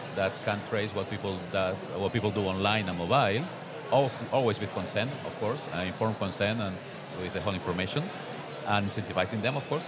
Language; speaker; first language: English; non-native, fluent; Spanish